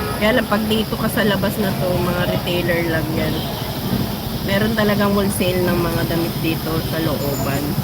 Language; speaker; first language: Filipino; native; Filipino